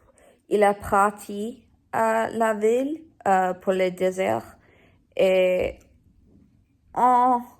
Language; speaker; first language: French; non-native, learner; English